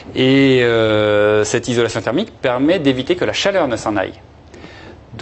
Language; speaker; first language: French; native; French